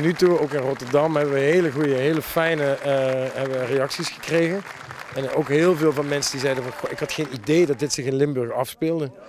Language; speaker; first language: Dutch; native; Dutch